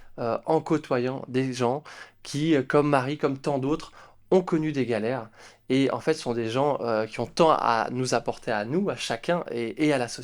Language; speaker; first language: French; native; French